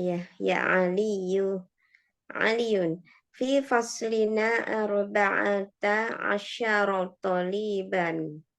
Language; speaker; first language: Arabic; non-native, learner; Indonesian